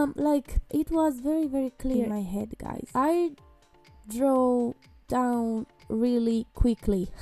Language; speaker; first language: English; non-native, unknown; Italian